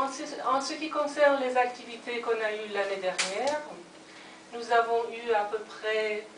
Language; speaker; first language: French; non-native, fluent; Persian